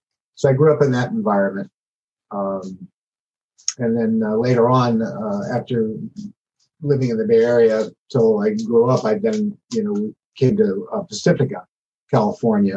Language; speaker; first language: English; native; English